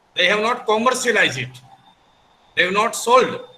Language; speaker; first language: English; non-native, local second language; Gujarati